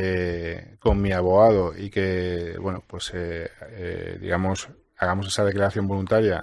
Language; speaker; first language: Spanish; native; Spanish